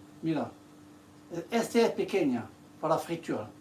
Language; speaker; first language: Spanish; non-native, learner; French